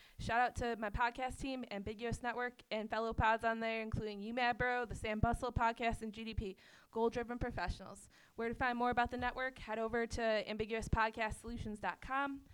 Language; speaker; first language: English; native; English